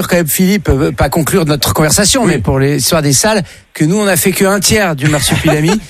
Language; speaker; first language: French; native; French